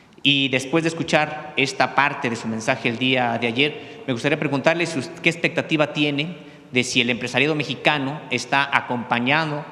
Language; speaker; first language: Spanish; native; Spanish